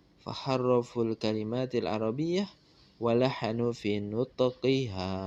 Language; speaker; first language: Arabic; non-native, fluent; Indonesian